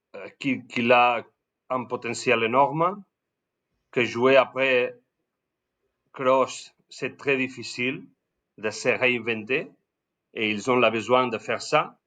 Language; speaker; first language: French; non-native, learner; Spanish